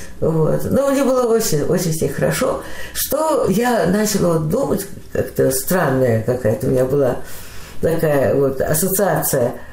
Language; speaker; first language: Russian; native; Russian